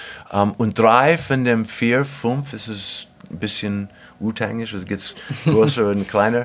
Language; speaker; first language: German; non-native, fluent; English